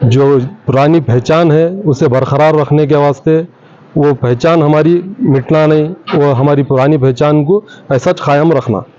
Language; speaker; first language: Hindi; non-native, local second language; Urdu